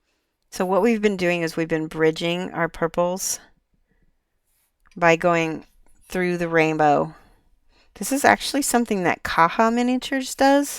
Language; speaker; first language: English; native; English